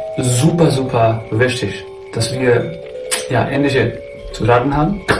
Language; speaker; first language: German; non-native, learner; Hindi